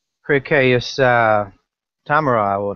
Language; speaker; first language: Spanish; non-native, learner; English